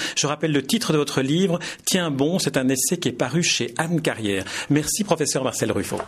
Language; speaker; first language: French; native; French